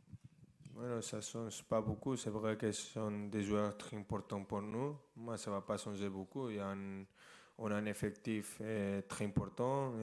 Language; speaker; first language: French; non-native, fluent; Spanish